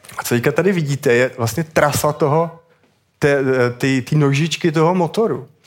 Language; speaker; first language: Czech; native; Czech